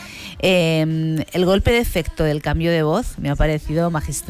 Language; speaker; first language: Spanish; native; Spanish